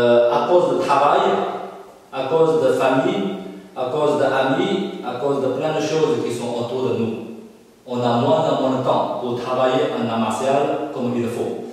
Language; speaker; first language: French; non-native, fluent; Chinese